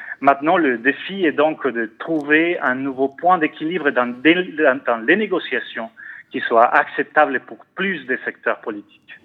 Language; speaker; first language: French; non-native, fluent; Spanish